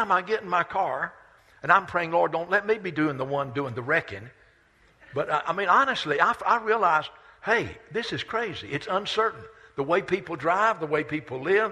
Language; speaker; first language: English; native; English